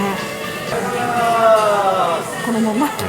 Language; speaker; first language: Japanese; non-native, fluent; Estonian